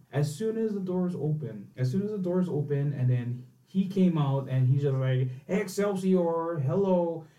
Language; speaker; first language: English; native; English